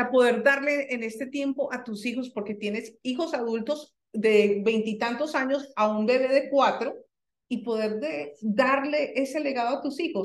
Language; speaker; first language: Spanish; native; Spanish